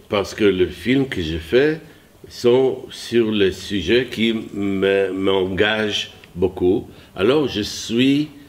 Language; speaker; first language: French; non-native, learner; Hebrew